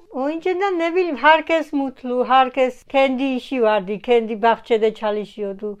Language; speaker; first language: Turkish; non-native, learner; Georgian